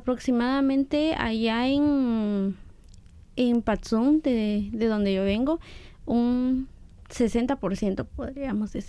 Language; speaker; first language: Spanish; non-native, local second language; Kaqchikel